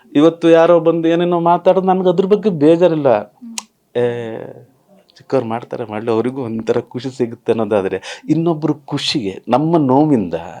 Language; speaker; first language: Kannada; native; Kannada